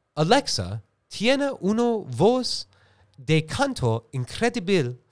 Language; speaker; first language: Spanish; non-native, learner; English